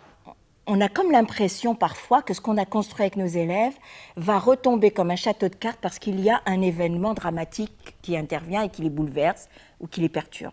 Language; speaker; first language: French; native; French